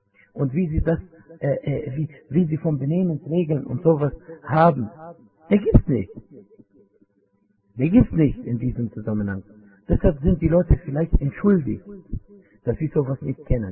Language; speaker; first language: German; non-native, fluent; Arabic